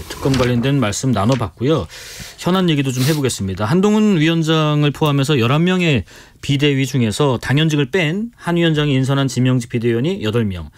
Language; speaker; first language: Korean; native; Korean